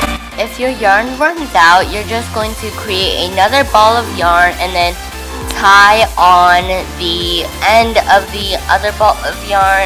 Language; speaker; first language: English; native; English